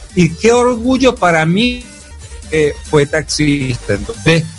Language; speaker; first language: Spanish; native; Spanish